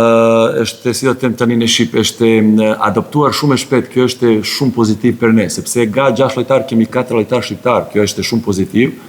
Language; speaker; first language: Albanian; non-native, learner; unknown